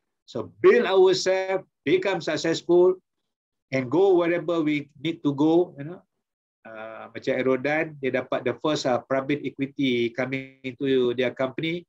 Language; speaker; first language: English; non-native, local second language; Malay